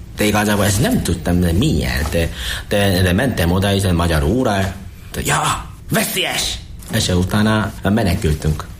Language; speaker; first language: Hungarian; non-native, learner; Korean